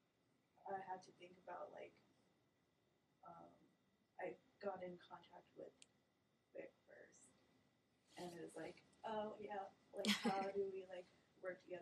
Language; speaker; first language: English; native; English